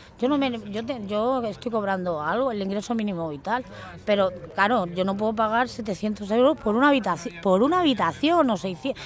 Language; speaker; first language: Spanish; native; Spanish